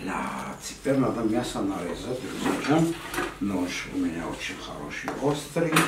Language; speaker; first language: Russian; non-native, fluent; Armenian